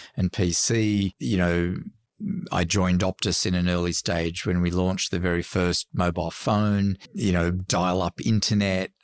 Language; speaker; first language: English; early bilingual, other home language; Arabic